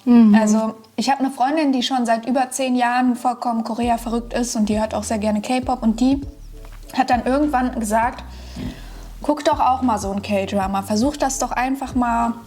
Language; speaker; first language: German; native; German